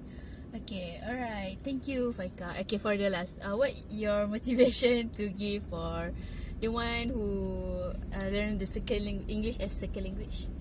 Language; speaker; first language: English; non-native, local second language; Malay